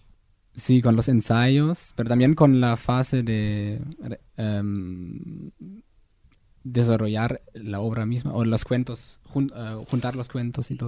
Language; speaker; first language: Spanish; non-native, fluent; German